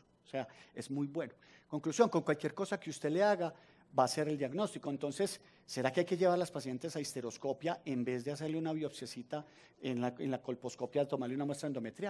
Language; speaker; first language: Spanish; native; Spanish